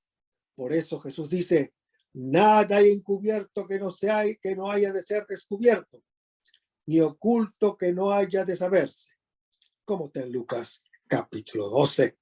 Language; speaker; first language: Spanish; native; Spanish